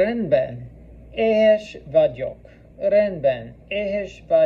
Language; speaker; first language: Hungarian; non-native, learner; English